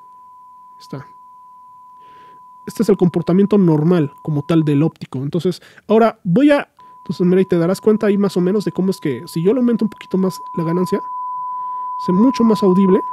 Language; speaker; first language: Spanish; native; Spanish